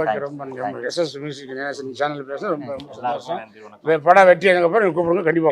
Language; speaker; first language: Tamil; native; Tamil